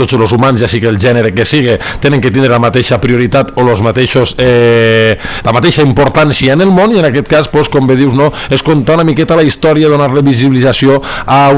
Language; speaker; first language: Catalan; native; Catalan